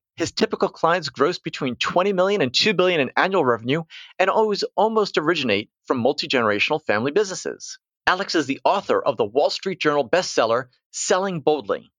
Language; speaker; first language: English; native; English